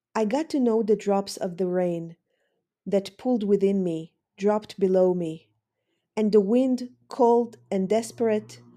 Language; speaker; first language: English; non-native, fluent; Hebrew